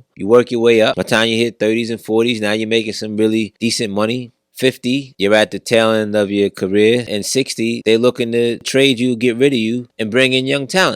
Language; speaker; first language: English; native; English